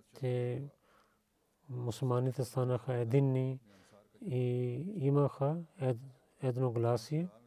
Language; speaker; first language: Bulgarian; non-native, learner; Urdu